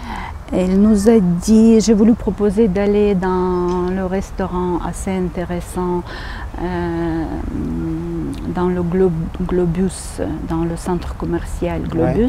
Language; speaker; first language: French; non-native, fluent; Ukrainian